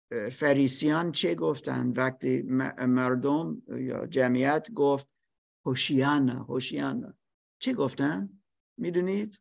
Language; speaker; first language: Persian; non-native, fluent; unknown